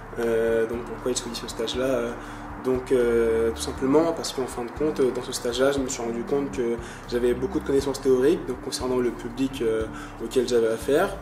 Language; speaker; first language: French; native; French